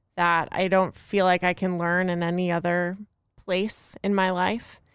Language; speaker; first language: English; native; English